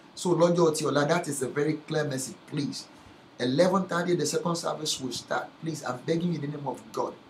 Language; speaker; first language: English; non-native, local second language; Yoruba